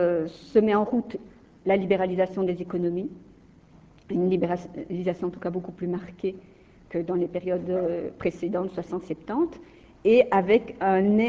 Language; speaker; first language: French; native; French